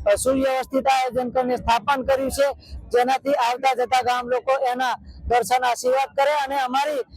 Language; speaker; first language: Gujarati; non-native, local second language; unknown